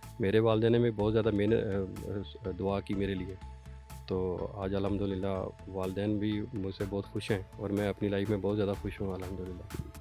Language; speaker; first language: Urdu; non-native, local second language; Punjabi